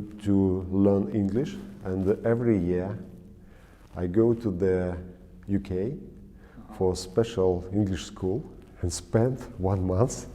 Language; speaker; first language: English; non-native, learner; Russian